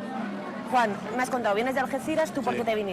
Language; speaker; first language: Spanish; native; Spanish